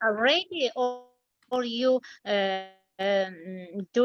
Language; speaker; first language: English; non-native, learner; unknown